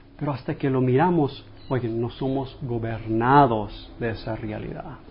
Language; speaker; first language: Spanish; non-native, fluent; English